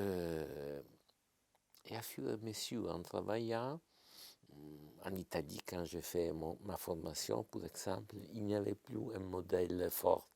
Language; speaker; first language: French; non-native, fluent; Italian